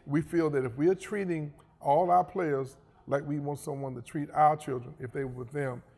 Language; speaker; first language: English; native; English